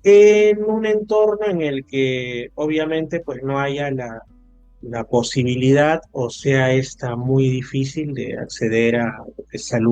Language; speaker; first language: Spanish; native; Spanish